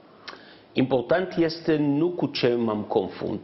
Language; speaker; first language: Romanian; non-native, fluent; Hebrew